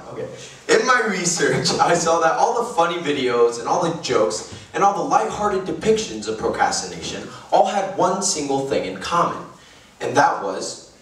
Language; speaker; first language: English; native; English